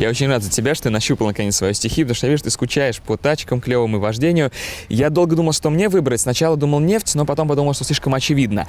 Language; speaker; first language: Russian; native; Russian